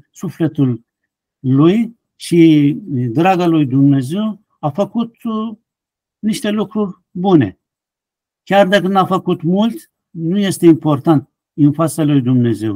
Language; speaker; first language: Romanian; non-native, fluent; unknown